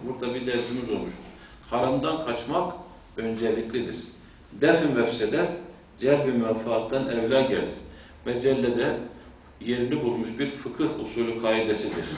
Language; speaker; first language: Turkish; native; Turkish